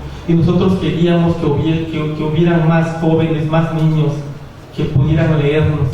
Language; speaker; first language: Spanish; non-native, local second language; Zapotec